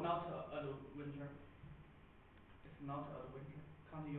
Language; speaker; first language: English; non-native, learner; Chinese